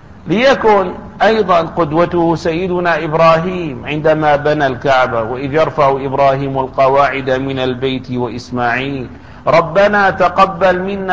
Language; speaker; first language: Arabic; native; Arabic